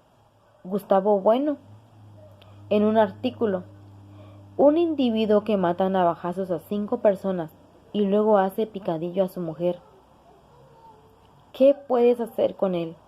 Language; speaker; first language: Spanish; native; Spanish